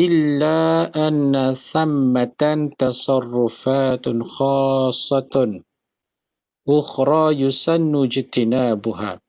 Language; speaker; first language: Arabic; non-native, fluent; Malay